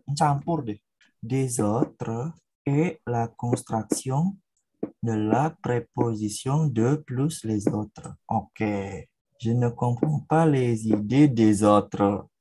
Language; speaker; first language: French; non-native, fluent; Indonesian